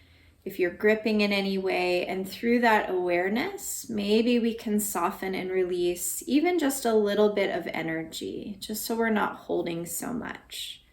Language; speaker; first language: English; native; English